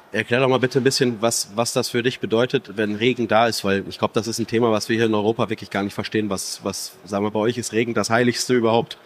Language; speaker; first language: German; native; German